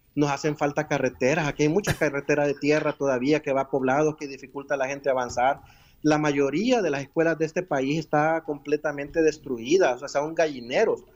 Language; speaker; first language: Spanish; native; Spanish